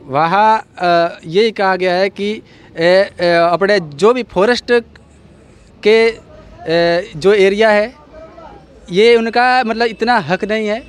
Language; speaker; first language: Hindi; native; Hindi